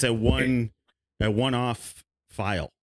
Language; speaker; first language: English; native; English